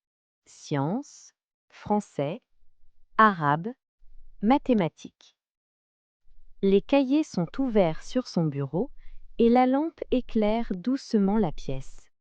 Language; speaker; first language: French; non-native, local second language; Arabic